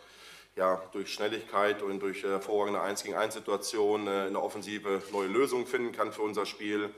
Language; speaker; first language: German; native; German